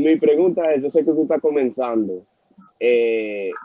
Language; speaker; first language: Spanish; early bilingual, heritage; Spanish